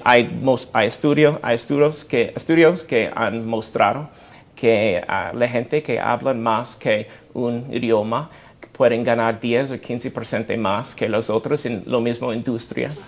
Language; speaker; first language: Spanish; non-native, fluent; English